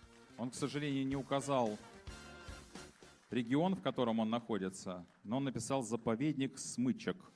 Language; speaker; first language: Russian; native; Russian